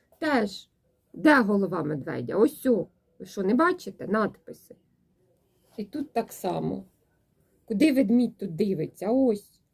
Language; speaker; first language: Ukrainian; native; Ukrainian